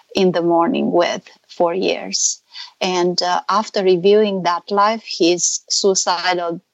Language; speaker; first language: English; non-native, fluent; Romanian